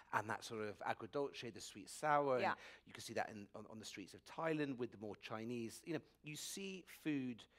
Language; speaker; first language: English; native; English